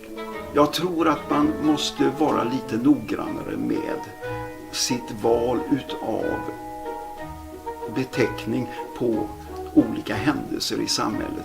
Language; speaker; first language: Swedish; native; Swedish